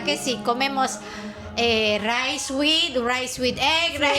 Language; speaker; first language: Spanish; non-native, fluent; Filipino